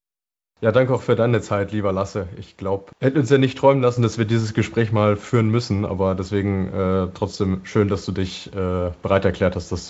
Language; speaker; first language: German; native; German